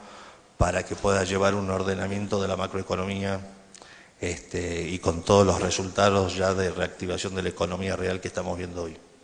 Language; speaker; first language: Spanish; native; Spanish